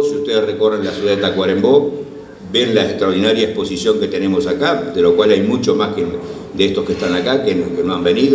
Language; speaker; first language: Spanish; native; Spanish